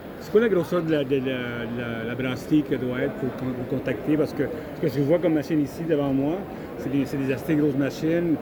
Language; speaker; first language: French; native; French